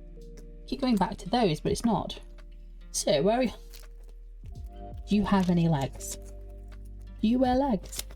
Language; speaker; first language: English; native; English